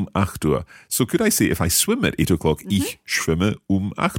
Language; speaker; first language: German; non-native, learner; English